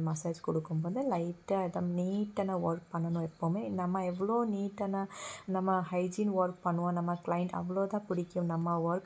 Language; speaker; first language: Tamil; non-native, fluent; Assamese